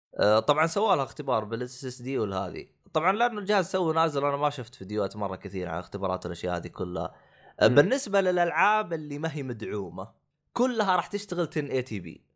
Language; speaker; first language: Arabic; native; Arabic